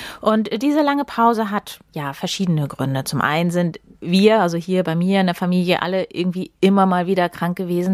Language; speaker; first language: German; native; German